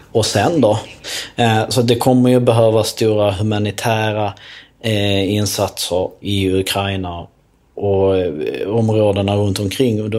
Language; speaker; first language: Swedish; early bilingual, other home language; Albanian